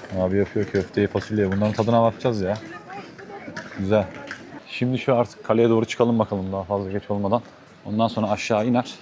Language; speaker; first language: Turkish; native; Turkish